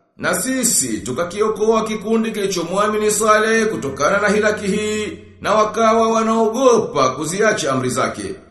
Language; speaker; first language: Swahili; native; Swahili